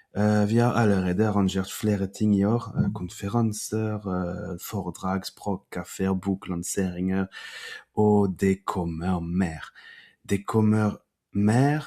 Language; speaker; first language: Norwegian; non-native, fluent; French